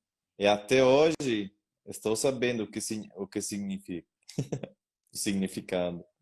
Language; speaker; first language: Portuguese; non-native, learner; Spanish